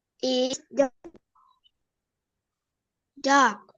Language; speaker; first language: English; non-native, learner; Vietnamese